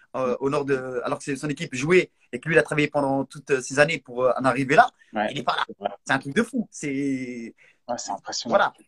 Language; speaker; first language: French; non-native, local second language; Arabic